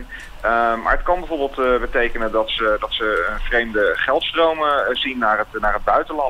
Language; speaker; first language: Dutch; native; Dutch